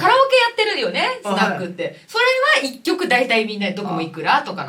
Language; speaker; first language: Japanese; native; Japanese